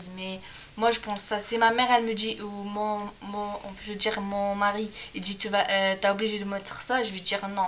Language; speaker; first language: French; non-native, local second language; Arabic